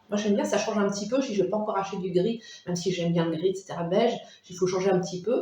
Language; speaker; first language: French; native; French